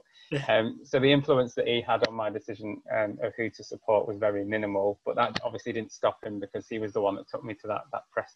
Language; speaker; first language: English; native; English